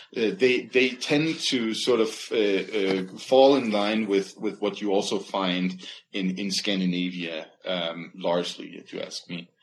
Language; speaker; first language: English; non-native, fluent; Danish